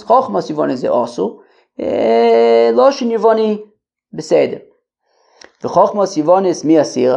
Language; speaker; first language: Hebrew; non-native, fluent; English